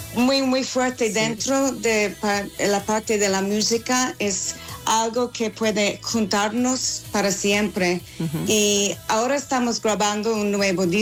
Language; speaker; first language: Spanish; non-native, learner; English